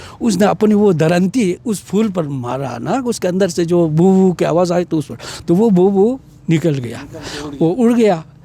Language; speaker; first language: Urdu; non-native, local second language; Balti